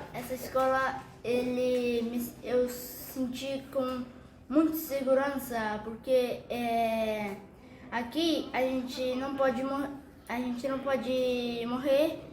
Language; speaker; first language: Portuguese; early bilingual, heritage; Arabic